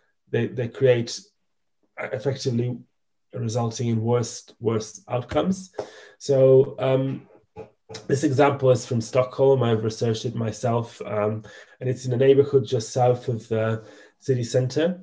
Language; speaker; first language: English; non-native, fluent; Macedonian